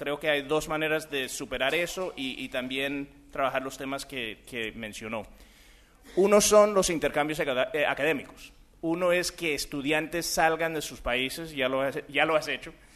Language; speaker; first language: Spanish; early bilingual, other home language; English